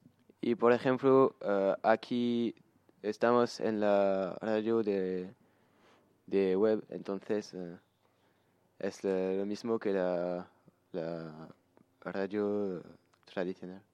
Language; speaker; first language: Spanish; non-native, learner; French